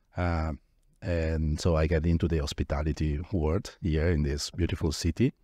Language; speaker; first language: English; non-native, fluent; Italian